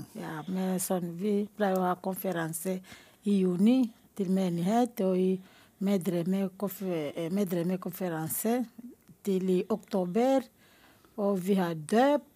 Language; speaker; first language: Norwegian; non-native, learner; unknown